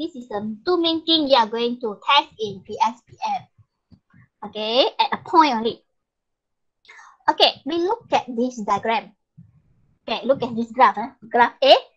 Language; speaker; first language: English; non-native, local second language; Malay